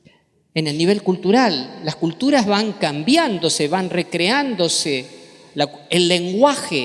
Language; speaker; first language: Spanish; native; Spanish